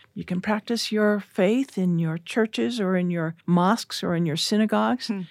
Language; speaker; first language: English; early bilingual, other home language; Spanish